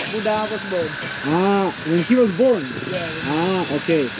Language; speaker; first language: English; non-native, learner; Serbian